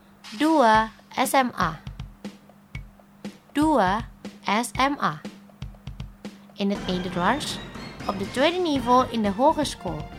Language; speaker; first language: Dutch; non-native, learner; Indonesian